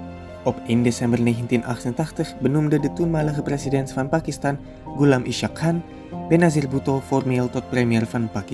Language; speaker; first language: Dutch; non-native, fluent; Indonesian